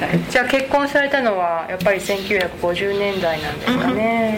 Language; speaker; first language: Japanese; native; Japanese